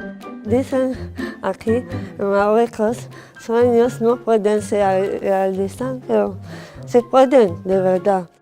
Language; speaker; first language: Spanish; non-native, learner; Arabic